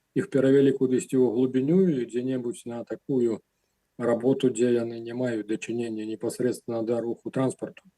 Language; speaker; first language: Belarusian; non-native, local second language; Russian